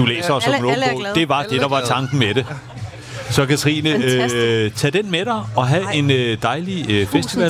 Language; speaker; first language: Danish; native; Danish